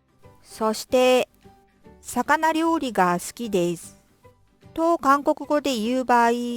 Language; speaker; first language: Japanese; non-native, fluent; Korean